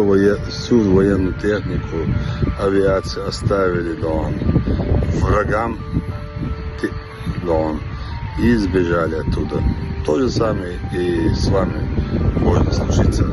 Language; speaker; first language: Russian; non-native, local second language; Chechen